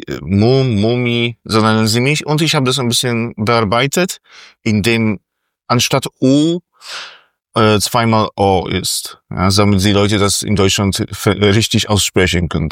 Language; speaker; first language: German; non-native, fluent; Polish